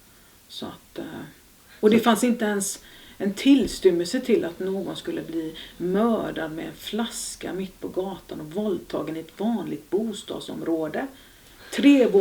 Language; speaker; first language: Swedish; native; Swedish